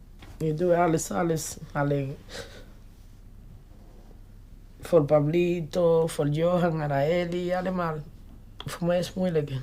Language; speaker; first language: Dutch; non-native, learner; Spanish